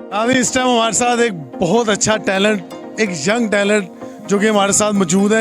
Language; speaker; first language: Urdu; non-native, local second language; Punjabi